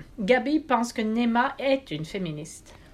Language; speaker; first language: French; non-native, learner; Norwegian